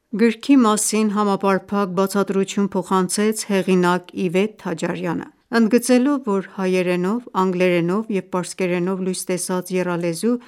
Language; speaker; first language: Armenian; early bilingual, heritage; Armenian